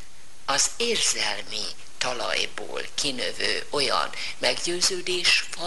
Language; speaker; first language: Hungarian; native; Hungarian